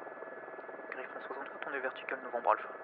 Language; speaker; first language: French; native; French